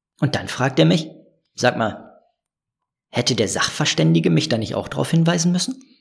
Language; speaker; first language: German; native; German